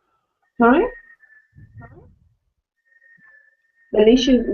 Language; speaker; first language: English; non-native, learner; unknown